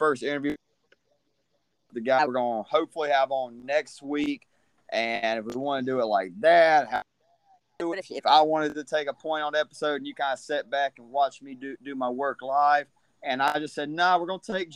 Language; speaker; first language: English; native; English